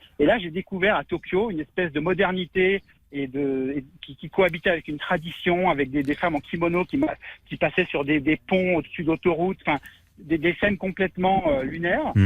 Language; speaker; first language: French; native; French